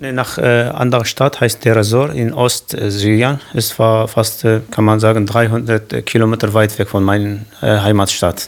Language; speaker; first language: German; non-native, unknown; Kurdish